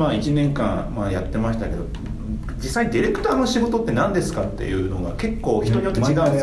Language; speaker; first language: Japanese; native; Japanese